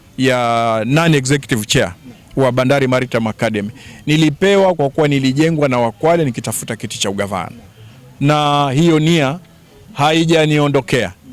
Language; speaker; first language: Swahili; native; Swahili